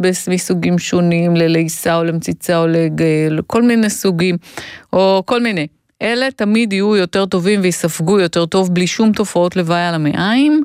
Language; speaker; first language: Hebrew; native; Hebrew